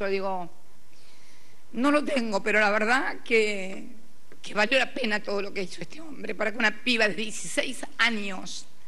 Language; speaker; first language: Spanish; native; Spanish